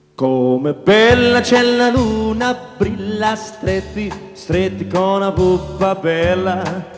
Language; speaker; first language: English; non-native, fluent; Italian